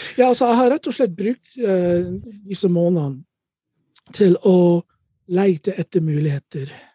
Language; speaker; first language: Norwegian; non-native, fluent; English